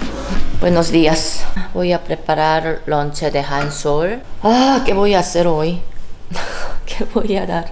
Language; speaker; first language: Spanish; non-native, fluent; Korean